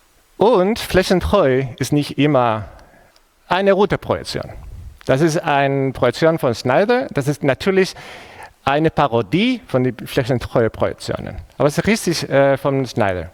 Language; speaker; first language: German; non-native, fluent; Spanish